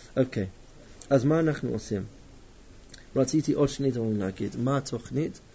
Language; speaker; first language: Hebrew; non-native, fluent; English